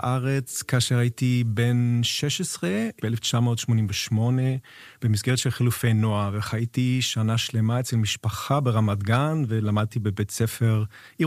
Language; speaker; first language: Hebrew; non-native, fluent; German